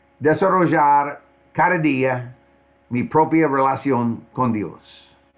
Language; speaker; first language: Spanish; non-native, fluent; English